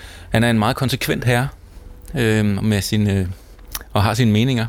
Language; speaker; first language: Danish; native; Danish